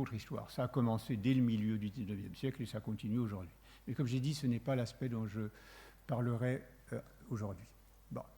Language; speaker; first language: French; native; French